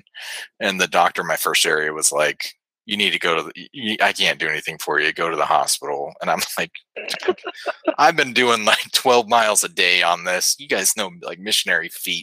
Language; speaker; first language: English; native; English